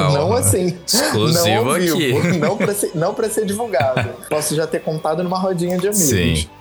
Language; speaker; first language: Portuguese; native; Portuguese